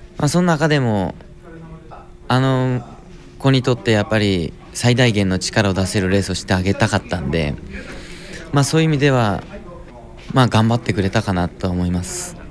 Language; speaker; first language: Japanese; native; Japanese